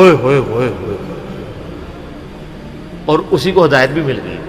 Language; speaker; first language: Urdu; non-native, local second language; Punjabi